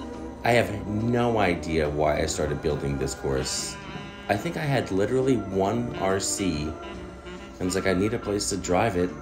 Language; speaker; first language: English; native; English